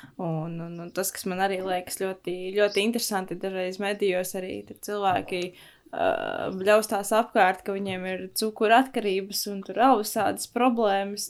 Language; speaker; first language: Latvian; native; Latvian